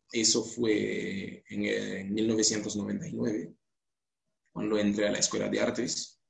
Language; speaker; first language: Spanish; non-native, fluent; Haitian Creole